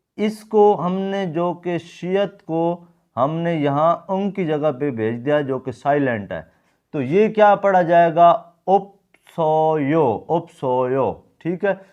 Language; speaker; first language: Urdu; non-native, local second language; Saraiki